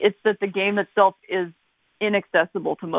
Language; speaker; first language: English; native; English